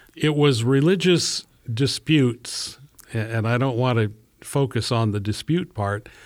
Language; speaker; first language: English; native; English